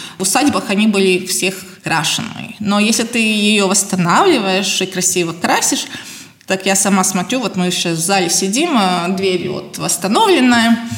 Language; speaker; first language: Russian; non-native, local second language; Latvian